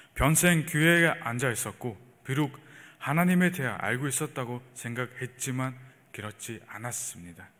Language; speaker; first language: Korean; non-native, fluent; Mongolian